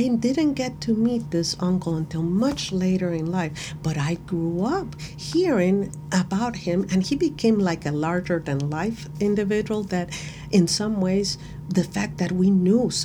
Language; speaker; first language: English; non-native, fluent; Spanish